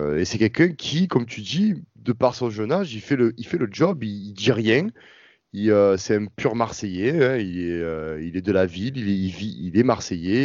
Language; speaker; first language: French; native; French